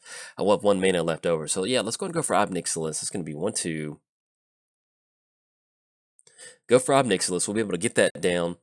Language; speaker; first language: English; native; English